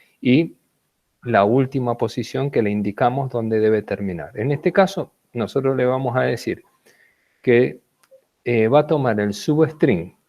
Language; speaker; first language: Spanish; native; Spanish